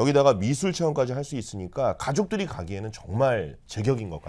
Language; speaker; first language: Korean; native; Korean